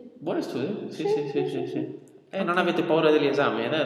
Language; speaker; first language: Italian; non-native, fluent; Spanish